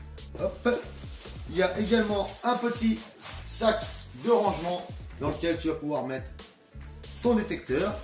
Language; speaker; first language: French; native; French